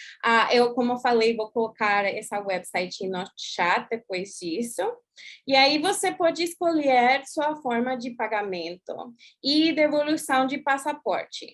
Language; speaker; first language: Portuguese; non-native, fluent; English